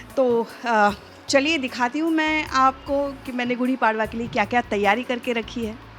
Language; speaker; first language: Hindi; non-native, local second language; Marathi